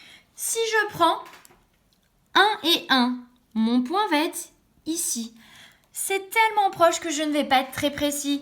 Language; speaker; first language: French; native; French